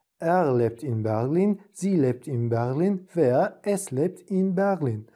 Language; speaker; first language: German; non-native, fluent; Turkish